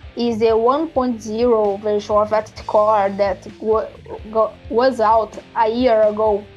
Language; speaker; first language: English; non-native, fluent; Portuguese